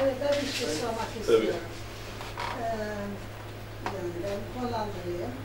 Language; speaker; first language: Turkish; non-native, learner; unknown